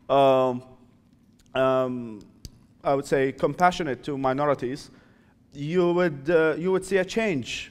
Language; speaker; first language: English; non-native, fluent; Arabic